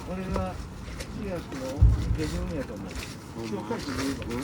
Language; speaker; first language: Japanese; native; Japanese